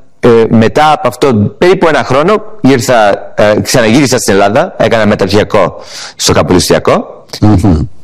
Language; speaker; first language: Greek; early bilingual, heritage; English